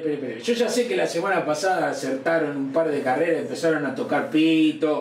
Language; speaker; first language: Spanish; native; Spanish